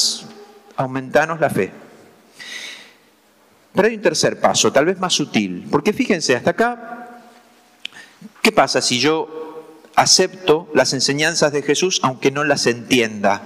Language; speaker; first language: Spanish; native; Spanish